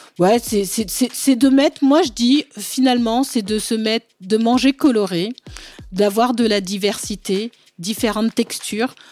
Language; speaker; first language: French; early bilingual, other home language; Bambara